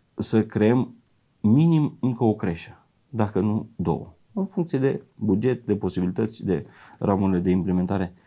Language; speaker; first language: Romanian; native; Romanian